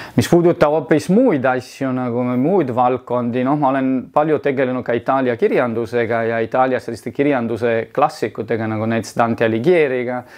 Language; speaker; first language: Estonian; non-native, fluent; Italian